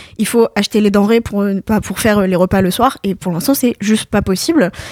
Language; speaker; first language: French; native; French